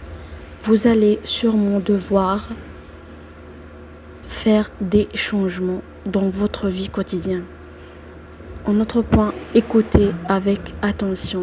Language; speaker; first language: French; non-native, local second language; Arabic